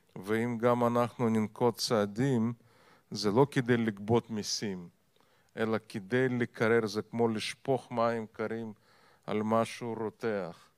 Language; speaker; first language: Hebrew; non-native, fluent; Russian